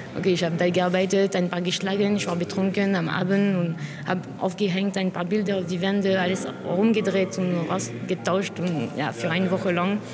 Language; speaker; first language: German; non-native, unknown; French